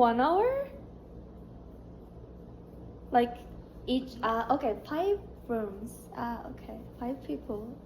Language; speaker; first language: English; non-native, fluent; Japanese